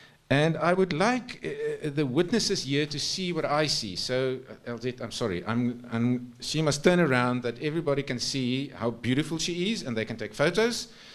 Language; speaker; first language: English; non-native, local second language; Afrikaans